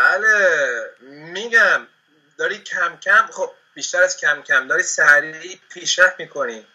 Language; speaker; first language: Persian; non-native, fluent; Spanish